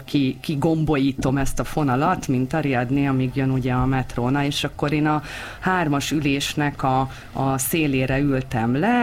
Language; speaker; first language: Hungarian; native; Hungarian